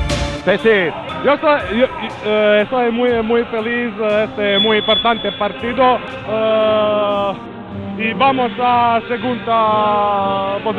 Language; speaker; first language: Spanish; non-native, learner; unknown